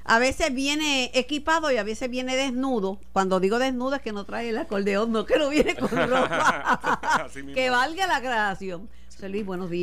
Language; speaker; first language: Spanish; native; Spanish